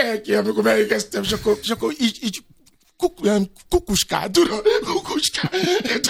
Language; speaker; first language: Hungarian; non-native, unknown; Yoruba